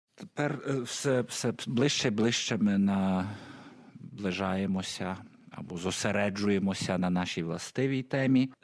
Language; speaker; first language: Ukrainian; native; Ukrainian